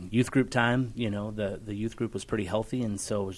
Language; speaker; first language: English; native; English